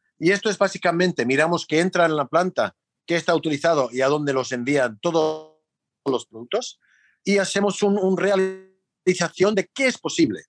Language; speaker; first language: Spanish; non-native, fluent; English